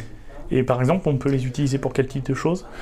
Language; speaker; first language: French; native; French